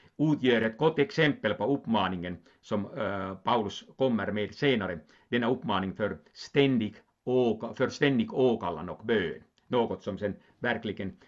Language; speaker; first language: Swedish; non-native, local second language; Finnish